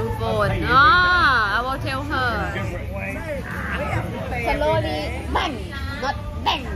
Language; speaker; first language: English; non-native, learner; Thai